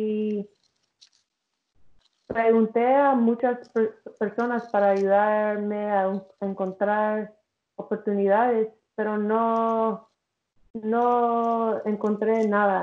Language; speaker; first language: Spanish; early bilingual, heritage; English